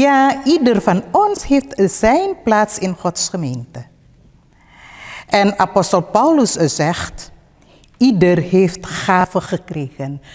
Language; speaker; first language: Dutch; non-native, fluent; Indonesian